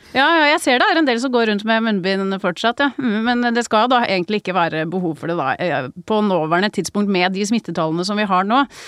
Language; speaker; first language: Norwegian; native; Norwegian